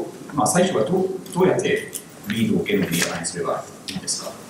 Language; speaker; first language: Japanese; non-native, learner; English